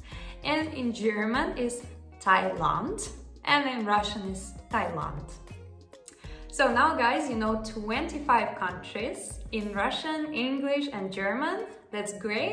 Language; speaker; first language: English; non-native, fluent; Russian